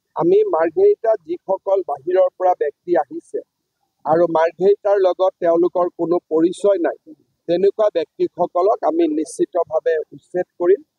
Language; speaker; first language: Assamese; native; Assamese